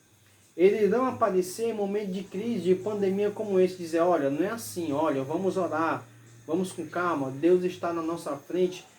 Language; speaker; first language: Portuguese; native; Portuguese